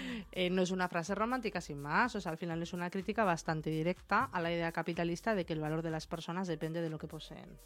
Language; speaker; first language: Spanish; native; Spanish